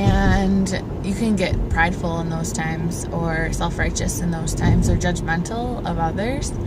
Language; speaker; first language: English; native; English